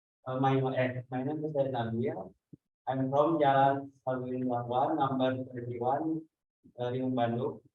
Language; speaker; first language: English; non-native, learner; Indonesian